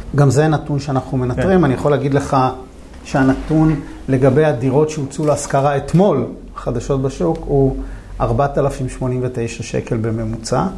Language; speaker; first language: Hebrew; native; Hebrew